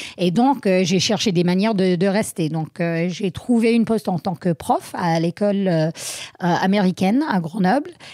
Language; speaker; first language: French; non-native, fluent; English